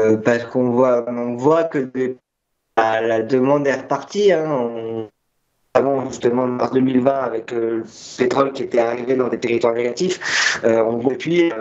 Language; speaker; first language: French; native; French